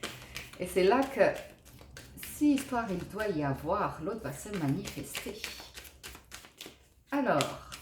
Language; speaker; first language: French; native; French